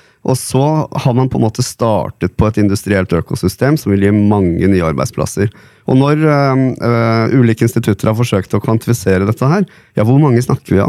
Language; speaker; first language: Norwegian; native; Norwegian